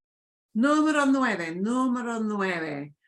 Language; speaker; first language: Spanish; non-native, fluent; English